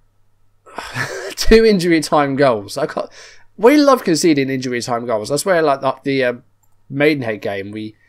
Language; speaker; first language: English; native; English